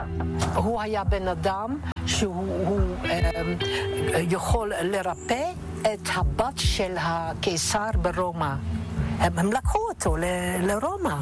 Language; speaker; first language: Hebrew; non-native, fluent; Dutch